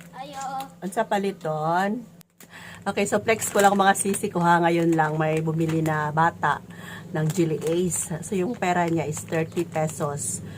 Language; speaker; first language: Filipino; native; Filipino